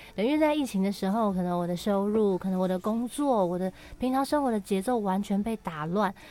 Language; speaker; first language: Chinese; native; Chinese